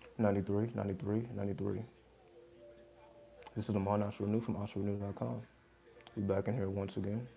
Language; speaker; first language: English; native; English